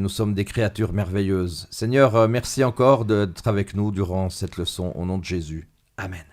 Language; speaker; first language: French; native; French